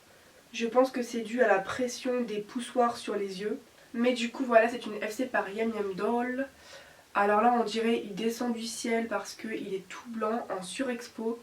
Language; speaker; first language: French; native; French